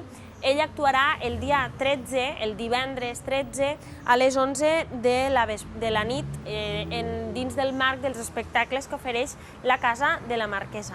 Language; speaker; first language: Catalan; native; Catalan